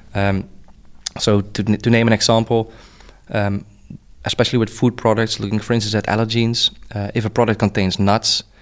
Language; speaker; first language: English; non-native, fluent; Dutch